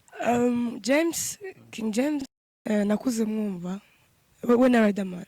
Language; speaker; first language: Kinyarwanda; native; Kinyarwanda